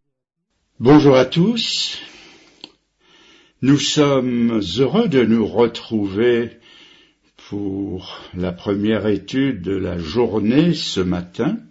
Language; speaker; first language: French; native; French